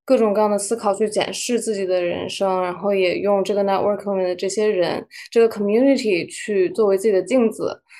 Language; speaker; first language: Chinese; native; Chinese